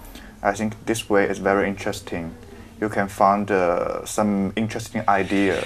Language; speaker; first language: English; non-native, learner; Chinese